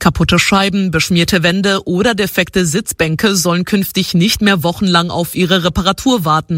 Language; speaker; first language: German; native; German